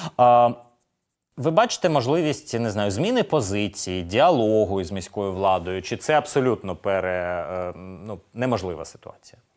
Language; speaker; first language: Ukrainian; native; Ukrainian